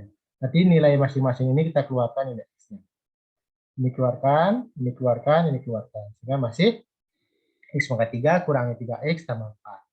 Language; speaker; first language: Indonesian; native; Indonesian